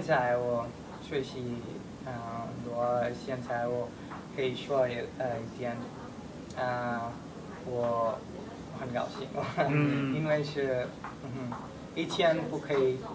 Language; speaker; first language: Chinese; non-native, learner; English